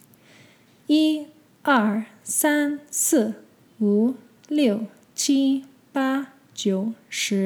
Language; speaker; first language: Chinese; non-native, learner; English